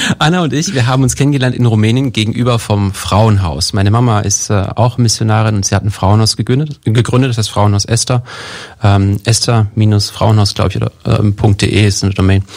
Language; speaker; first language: German; native; German